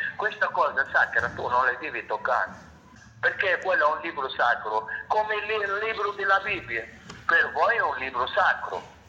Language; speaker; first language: Italian; non-native, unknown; Arabic